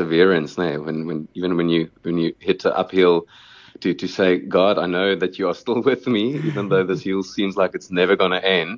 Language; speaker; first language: English; non-native, local second language; Afrikaans